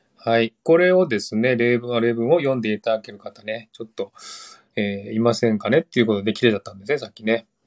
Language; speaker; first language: Japanese; non-native, fluent; Korean